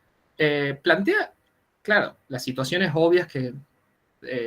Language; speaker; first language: Spanish; native; Spanish